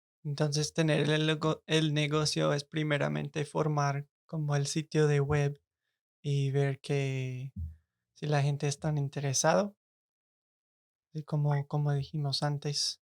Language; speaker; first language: Spanish; non-native, learner; English